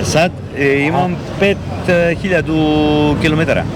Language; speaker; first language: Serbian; non-native, learner; Greek